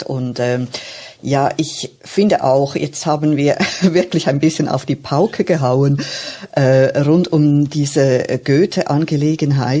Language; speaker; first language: German; native; German